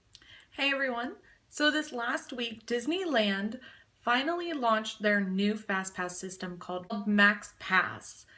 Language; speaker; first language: English; native; English